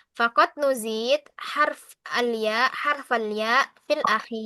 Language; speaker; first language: Arabic; non-native, fluent; Indonesian